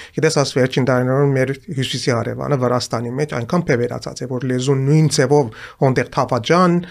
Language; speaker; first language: Armenian; native; Armenian